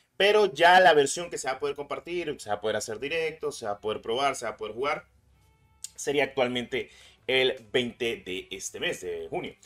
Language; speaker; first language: Spanish; native; Spanish